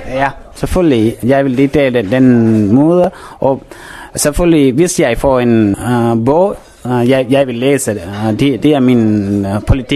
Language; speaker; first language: Danish; non-native, fluent; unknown